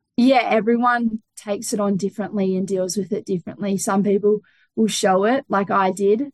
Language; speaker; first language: English; native; English